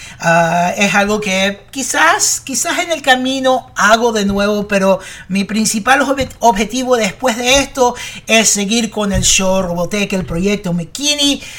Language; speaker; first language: Spanish; early bilingual, heritage; Spanish